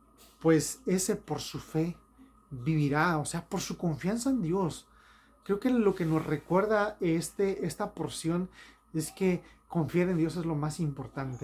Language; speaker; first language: Spanish; native; Spanish